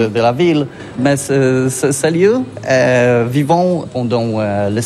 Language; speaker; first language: French; non-native, learner; Polish